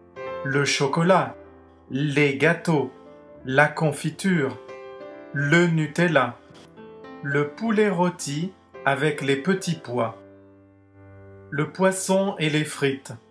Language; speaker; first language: French; non-native, fluent; English